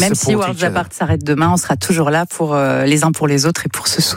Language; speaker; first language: French; native; French